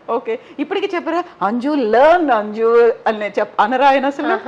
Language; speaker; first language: Telugu; native; Telugu